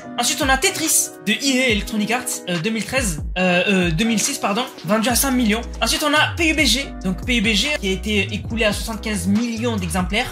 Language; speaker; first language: French; native; French